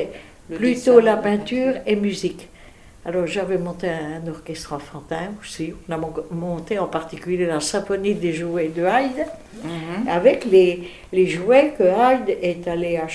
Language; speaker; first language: French; native; French